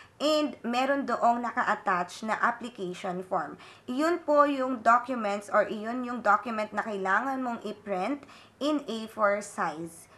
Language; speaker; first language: Filipino; native; Filipino